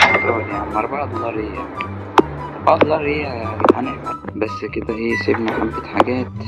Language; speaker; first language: Arabic; native; Arabic